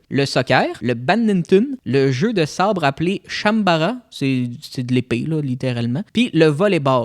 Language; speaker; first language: French; native; French